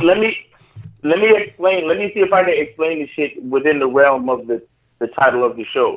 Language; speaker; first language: English; native; English